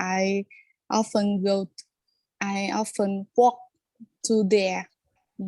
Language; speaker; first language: English; non-native, learner; Vietnamese